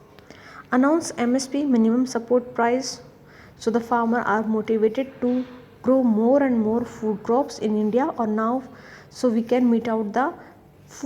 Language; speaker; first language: English; non-native, local second language; Hindi